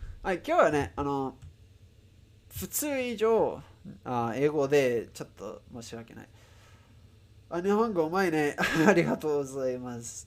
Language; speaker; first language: Japanese; non-native, learner; Spanish